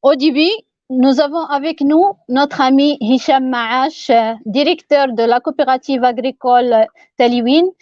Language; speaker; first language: French; non-native, local second language; Arabic